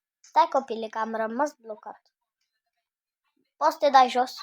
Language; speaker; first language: Romanian; native; Romanian